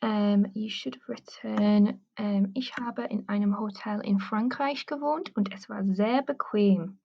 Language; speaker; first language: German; non-native, fluent; English